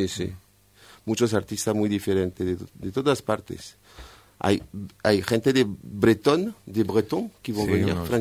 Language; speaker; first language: Spanish; non-native, fluent; French